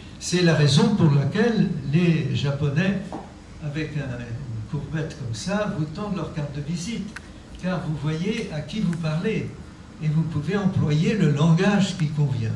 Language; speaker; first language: French; native; French